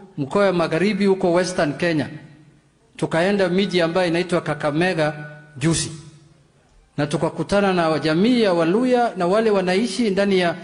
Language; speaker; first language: Swahili; non-native, local second language; Luo (Kenya and Tanzania)